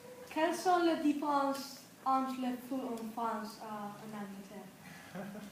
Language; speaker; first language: French; non-native, learner; English